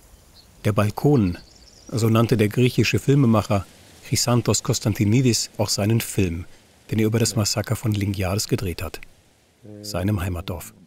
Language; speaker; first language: German; native; German